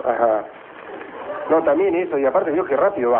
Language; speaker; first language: Spanish; native; Spanish